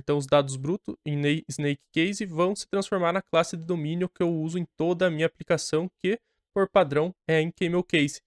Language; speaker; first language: Portuguese; native; Portuguese